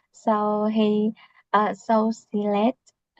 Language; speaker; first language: English; non-native, learner; Vietnamese